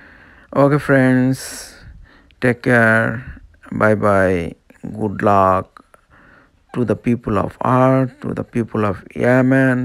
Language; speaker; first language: English; non-native, local second language; Bangla